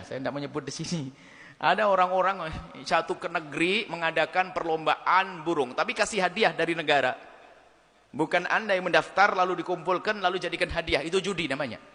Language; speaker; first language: Indonesian; non-native, local second language; Javanese